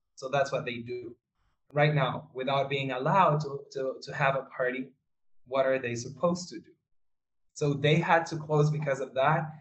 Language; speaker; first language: English; non-native, fluent; Spanish